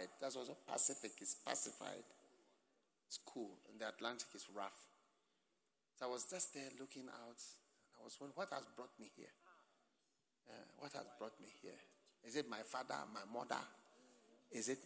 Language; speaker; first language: English; non-native, local second language; Akan